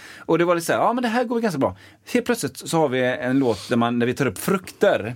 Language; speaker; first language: Swedish; native; Swedish